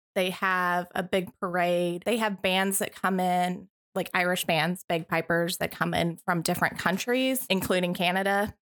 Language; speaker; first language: English; native; English